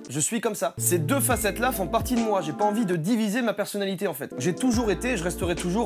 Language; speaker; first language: French; native; French